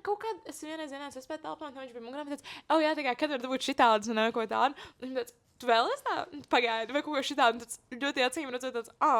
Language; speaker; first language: Latvian; native; Latvian